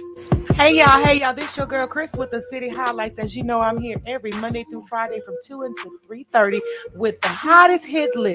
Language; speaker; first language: English; native; English